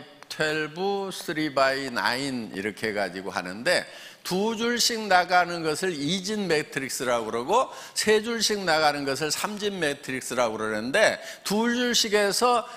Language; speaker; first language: Korean; native; Korean